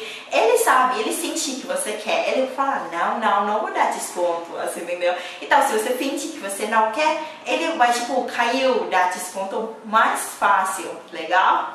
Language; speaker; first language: Portuguese; non-native, learner; Thai